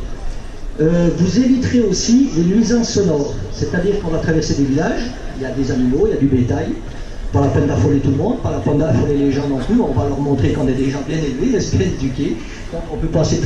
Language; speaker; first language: French; native; French